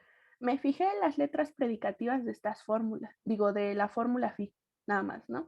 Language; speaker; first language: Spanish; native; Spanish